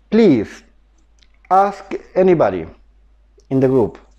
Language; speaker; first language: English; non-native, fluent; Spanish